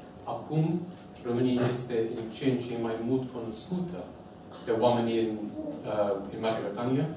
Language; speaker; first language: Romanian; non-native, fluent; English